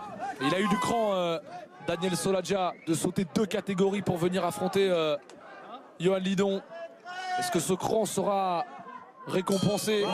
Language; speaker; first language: French; native; French